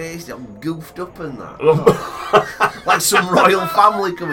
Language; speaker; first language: English; native; English